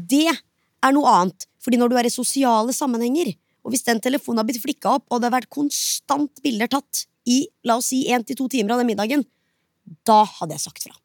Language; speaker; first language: Norwegian; early bilingual, other home language; Hindi